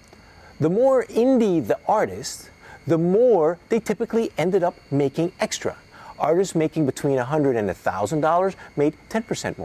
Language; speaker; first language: English; native; English